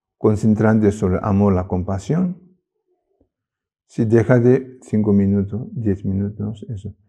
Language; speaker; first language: Spanish; non-native, learner; Tibetan